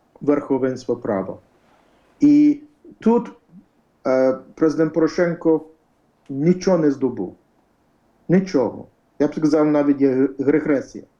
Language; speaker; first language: Ukrainian; early bilingual, heritage; Ukrainian